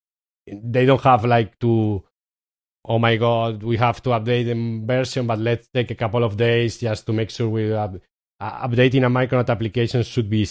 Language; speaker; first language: English; non-native, fluent; Spanish